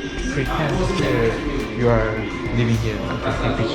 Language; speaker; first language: English; non-native, learner; Korean